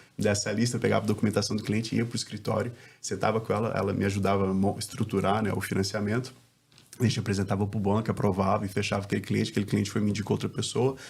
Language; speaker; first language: Portuguese; native; Portuguese